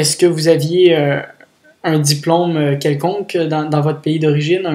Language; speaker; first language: French; native; French